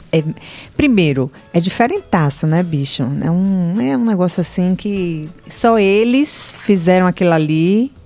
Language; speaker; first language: Portuguese; native; Portuguese